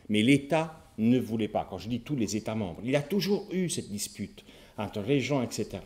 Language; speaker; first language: French; non-native, fluent; Italian